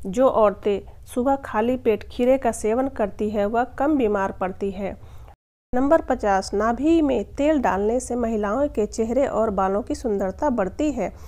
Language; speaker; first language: Hindi; native; Hindi